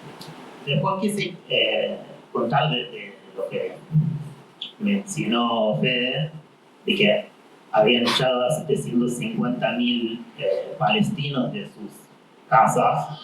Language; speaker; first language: Spanish; non-native, fluent; Arabic